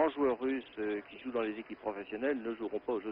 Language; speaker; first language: French; native; French